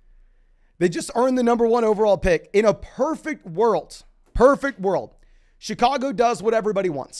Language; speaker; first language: English; native; English